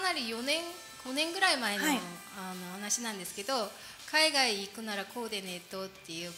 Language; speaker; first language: Japanese; non-native, fluent; Korean